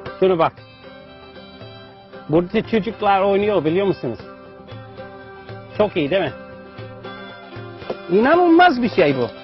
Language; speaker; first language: Turkish; non-native, fluent; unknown